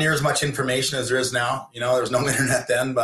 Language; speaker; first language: English; native; English